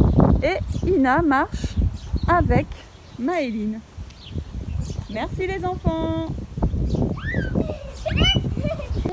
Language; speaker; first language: French; native; French